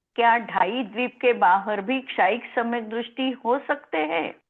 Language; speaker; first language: Hindi; non-native, local second language; Marathi